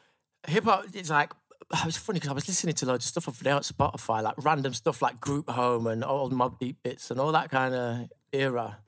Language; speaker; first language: English; native; English